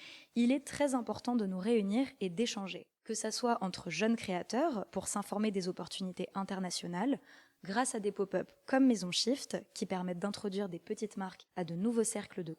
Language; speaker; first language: French; native; French